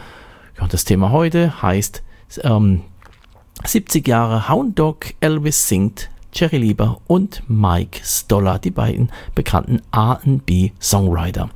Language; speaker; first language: German; native; German